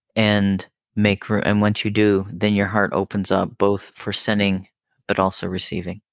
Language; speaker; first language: English; native; English